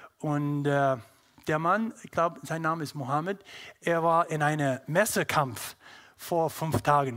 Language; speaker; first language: German; non-native, learner; English